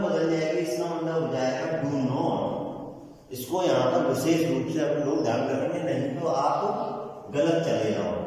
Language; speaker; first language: Hindi; native; Hindi